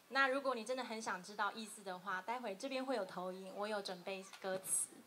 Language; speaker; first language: Chinese; native; Chinese